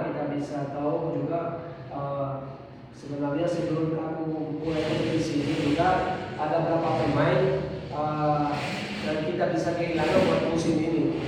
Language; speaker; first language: Indonesian; non-native, fluent; Portuguese